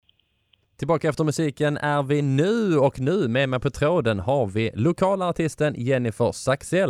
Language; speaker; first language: Swedish; native; Swedish